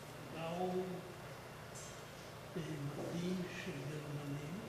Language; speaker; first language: Hebrew; non-native, fluent; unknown